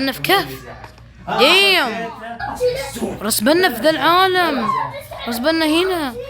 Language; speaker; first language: Arabic; native; Arabic